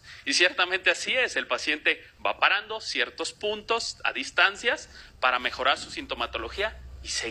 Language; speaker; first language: Spanish; native; Spanish